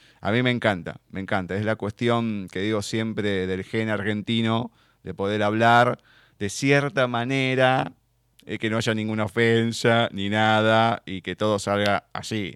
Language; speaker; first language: Spanish; native; Spanish